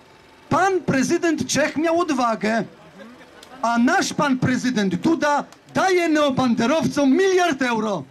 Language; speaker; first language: Polish; native; Polish